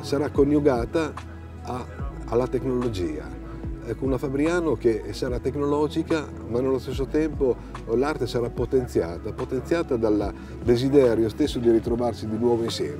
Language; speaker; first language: Italian; native; Italian